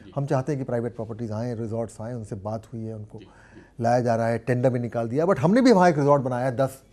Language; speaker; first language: Hindi; native; Hindi